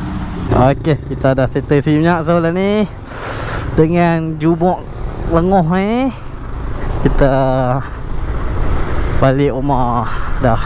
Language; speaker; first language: Malay; native; Malay